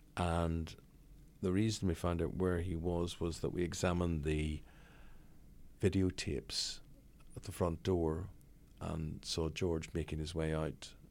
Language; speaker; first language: English; native; English